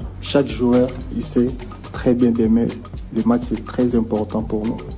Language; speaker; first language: French; non-native, local second language; Lingala